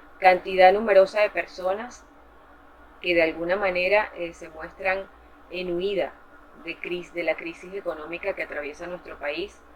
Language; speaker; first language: Spanish; native; Spanish